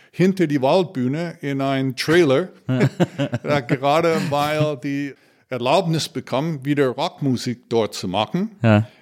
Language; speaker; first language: German; non-native, fluent; English